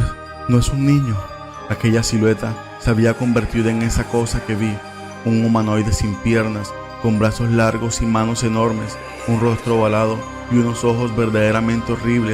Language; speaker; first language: Spanish; native; Spanish